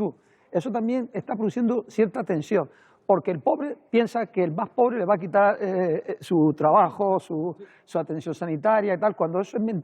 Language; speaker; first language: Spanish; native; Spanish